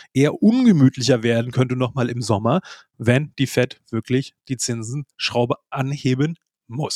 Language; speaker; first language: German; native; German